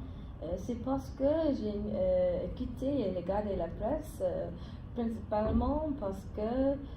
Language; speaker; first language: French; non-native, fluent; English